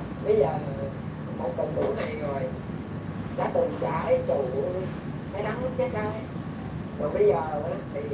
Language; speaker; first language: Vietnamese; native; Vietnamese